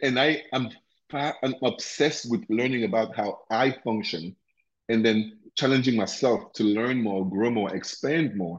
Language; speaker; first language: English; non-native, local second language; French